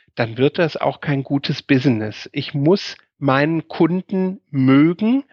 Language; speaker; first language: German; native; German